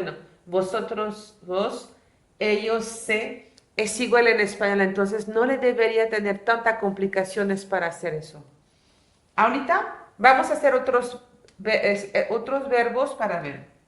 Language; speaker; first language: Spanish; non-native, fluent; French